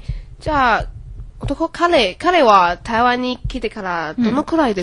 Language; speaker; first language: Japanese; non-native, learner; Chinese